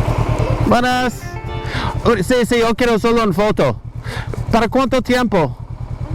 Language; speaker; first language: Spanish; non-native, learner; English